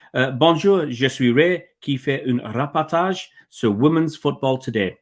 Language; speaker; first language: French; non-native, learner; English